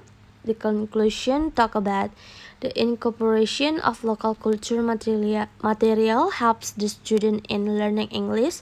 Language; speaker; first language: English; non-native, learner; Indonesian